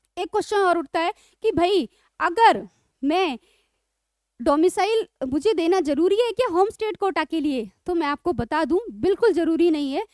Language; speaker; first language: Hindi; native; Hindi